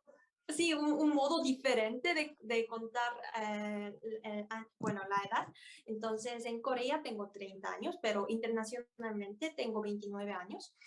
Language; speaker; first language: Spanish; non-native, fluent; Korean